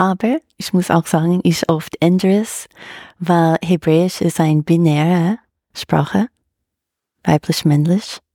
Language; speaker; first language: German; non-native, fluent; English